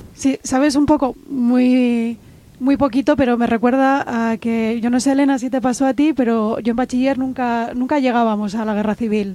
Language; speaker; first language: Spanish; native; Spanish